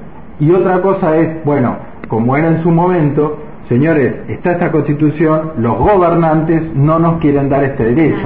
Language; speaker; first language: Spanish; native; Spanish